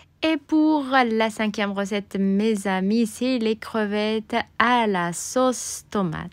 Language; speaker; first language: French; non-native, local second language; Arabic